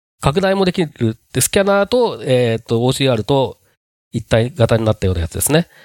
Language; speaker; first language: Japanese; native; Japanese